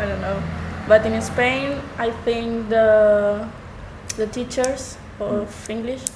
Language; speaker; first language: English; non-native, learner; Spanish